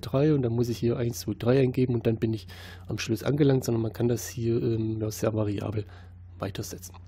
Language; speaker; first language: German; native; German